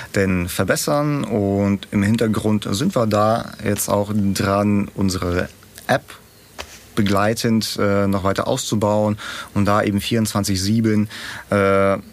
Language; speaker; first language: German; early bilingual, other home language; Russian